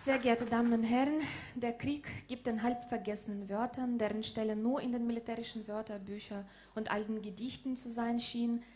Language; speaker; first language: German; non-native, fluent; Ukrainian